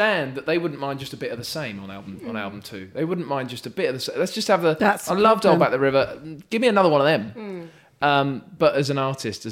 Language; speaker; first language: English; native; English